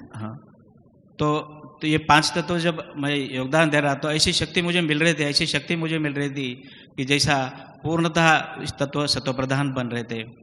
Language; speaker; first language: Hindi; non-native, local second language; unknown